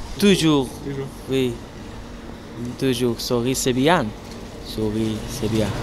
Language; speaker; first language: French; non-native, learner; Persian